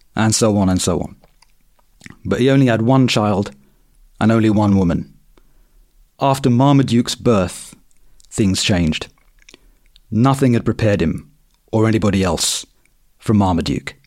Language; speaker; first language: English; native; English